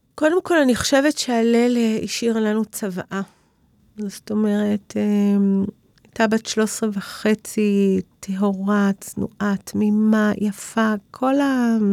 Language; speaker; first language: Hebrew; early bilingual, other home language; English